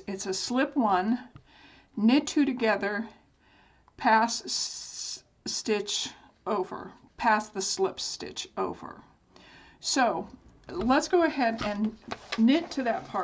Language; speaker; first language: English; native; English